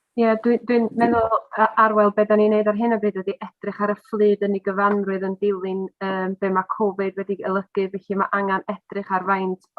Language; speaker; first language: Welsh; native; Welsh